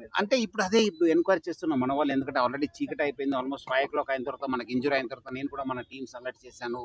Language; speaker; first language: Telugu; non-native, fluent; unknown